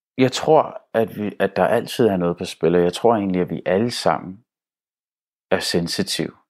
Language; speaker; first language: Danish; early bilingual, other home language; Arabic